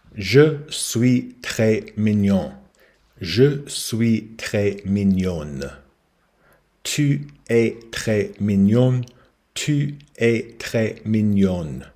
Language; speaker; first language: French; non-native, learner; English